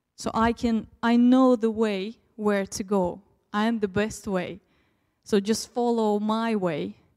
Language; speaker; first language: English; early bilingual, other home language; Russian